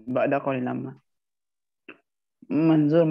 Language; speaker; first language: Arabic; non-native, learner; Indonesian